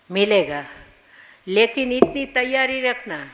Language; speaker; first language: Hindi; non-native, local second language; Gujarati